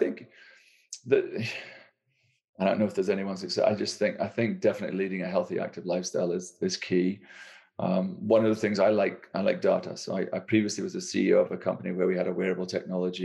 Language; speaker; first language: English; native; English